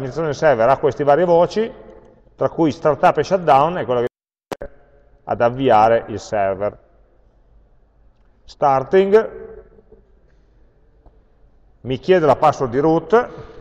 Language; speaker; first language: Italian; native; Italian